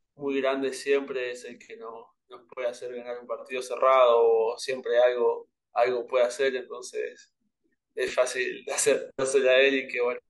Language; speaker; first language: Spanish; native; Spanish